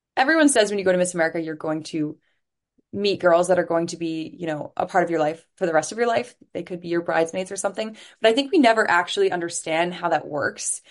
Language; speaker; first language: English; native; English